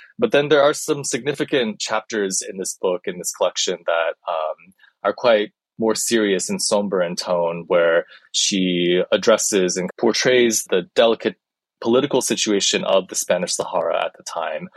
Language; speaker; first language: English; early bilingual, other home language; Chinese